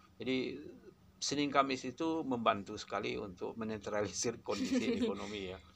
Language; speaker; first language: Indonesian; non-native, local second language; Minangkabau